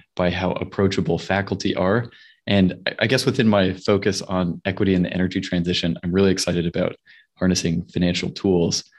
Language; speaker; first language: English; native; English